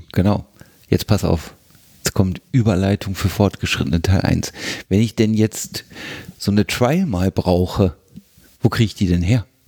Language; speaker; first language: German; native; German